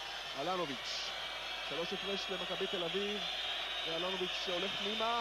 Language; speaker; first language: Hebrew; native; Hebrew